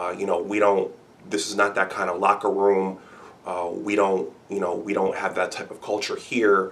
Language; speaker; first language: English; native; English